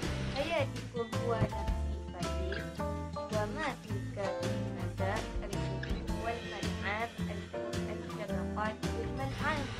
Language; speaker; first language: Arabic; non-native, learner; Malay